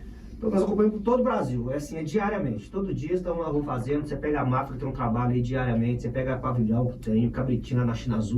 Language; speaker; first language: Portuguese; native; Portuguese